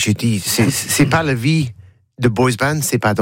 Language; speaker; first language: French; non-native, learner; English